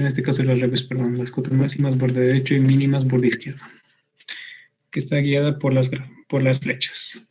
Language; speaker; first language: Spanish; native; Spanish